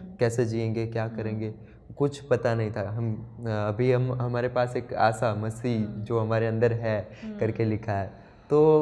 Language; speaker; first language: Hindi; non-native, local second language; Gujarati